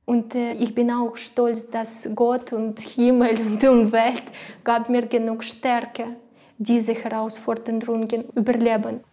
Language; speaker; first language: German; non-native, learner; Ukrainian